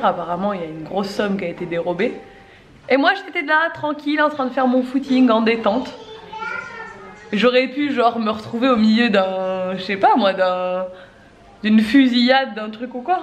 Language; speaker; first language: French; native; French